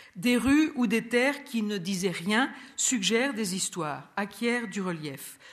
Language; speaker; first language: French; native; French